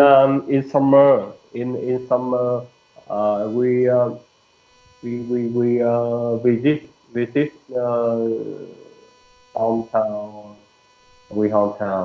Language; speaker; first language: English; non-native, learner; Vietnamese